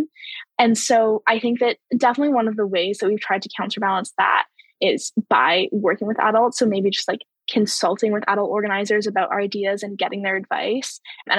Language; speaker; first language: English; native; English